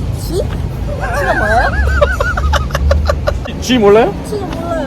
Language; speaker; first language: Korean; non-native, learner; Japanese